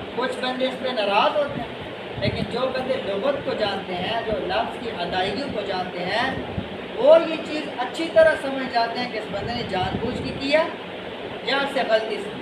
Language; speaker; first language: Urdu; native; Urdu